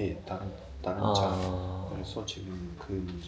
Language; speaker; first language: Korean; non-native, learner; Russian